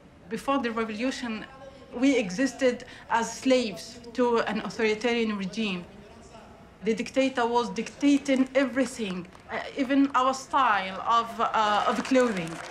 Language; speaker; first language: English; non-native, fluent; Arabic